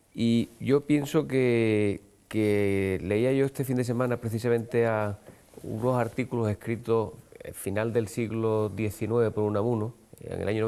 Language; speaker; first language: Spanish; native; Spanish